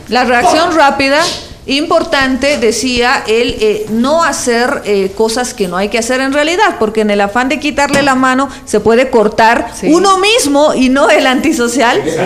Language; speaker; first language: Spanish; native; Spanish